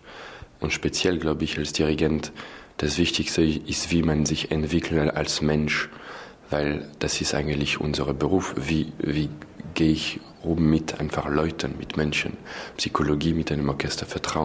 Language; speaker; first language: German; non-native, fluent; French